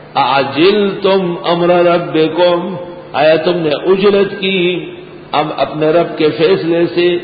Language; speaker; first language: Urdu; non-native, local second language; Pashto